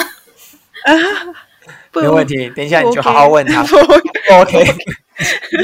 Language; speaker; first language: Chinese; native; Chinese